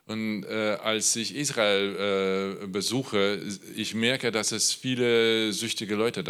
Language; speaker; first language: German; non-native, learner; Polish